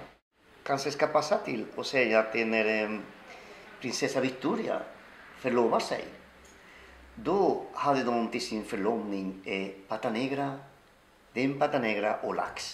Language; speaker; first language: Swedish; non-native, fluent; Spanish